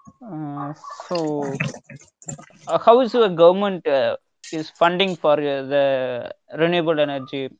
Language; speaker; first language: English; non-native, local second language; Tamil